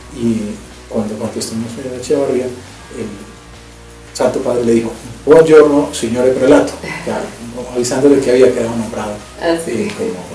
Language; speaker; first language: Spanish; native; Spanish